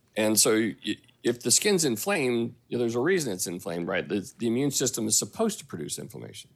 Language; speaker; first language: English; native; English